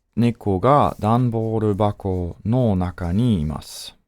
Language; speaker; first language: Japanese; non-native, learner; English